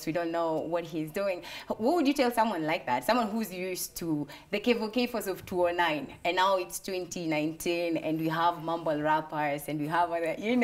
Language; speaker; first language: English; non-native, local second language; Swahili